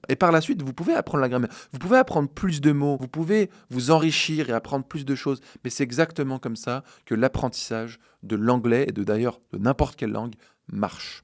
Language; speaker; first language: French; native; French